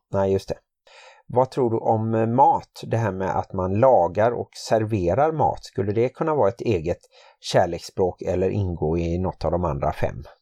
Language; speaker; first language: Swedish; native; Swedish